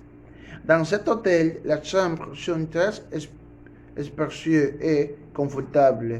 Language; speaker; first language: French; non-native, learner; Spanish